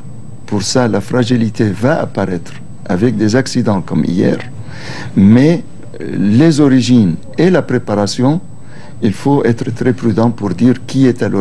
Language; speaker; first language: French; non-native, local second language; Arabic